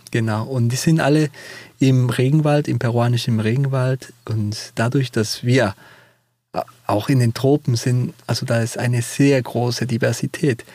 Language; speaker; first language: German; non-native, fluent; Spanish